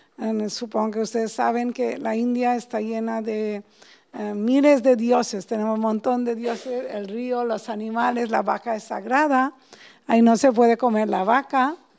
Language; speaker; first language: Spanish; non-native, fluent; Bangla